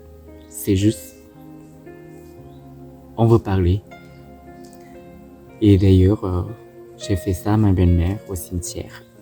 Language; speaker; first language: French; non-native, fluent; Thai